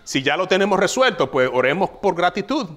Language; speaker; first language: Spanish; native; Spanish